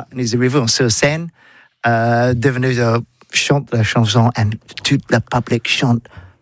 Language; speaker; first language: French; non-native, learner; English